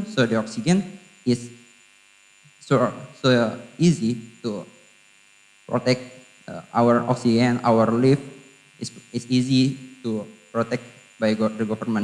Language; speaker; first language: English; non-native, learner; Indonesian